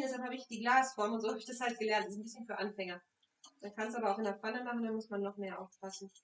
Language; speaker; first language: German; non-native, fluent; French